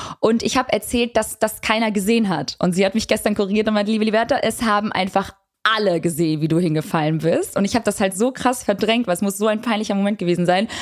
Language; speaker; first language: German; early bilingual, other home language; Albanian